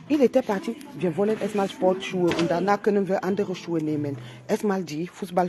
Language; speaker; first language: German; non-native, fluent; French